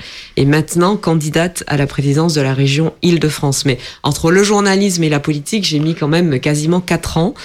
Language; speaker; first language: French; native; French